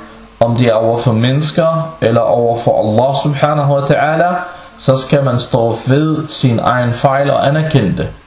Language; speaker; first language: Danish; non-native, local second language; Arabic